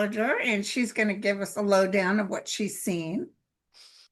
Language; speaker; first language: English; native; English